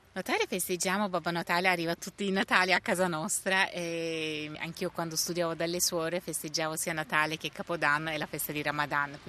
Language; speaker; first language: Italian; non-native, fluent; Turkish